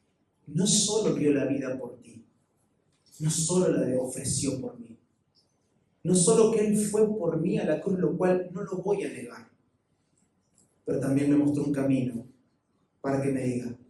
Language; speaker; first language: Spanish; native; Spanish